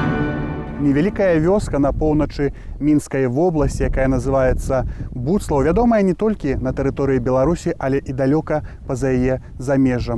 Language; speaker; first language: Belarusian; native; Belarusian